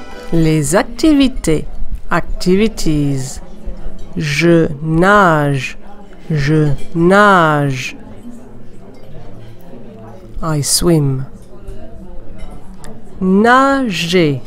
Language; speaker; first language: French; non-native, fluent; English